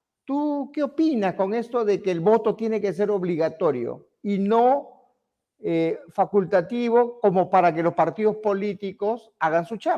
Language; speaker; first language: Spanish; native; Spanish